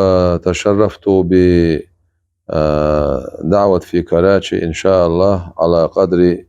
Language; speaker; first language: Arabic; non-native, fluent; Chechen